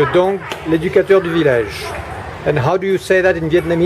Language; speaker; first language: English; non-native, fluent; French